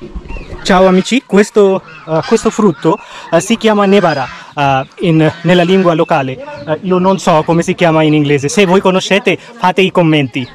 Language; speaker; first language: Italian; non-native, fluent; Bangla